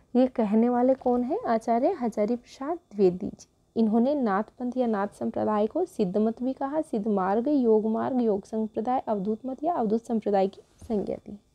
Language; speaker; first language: Hindi; native; Hindi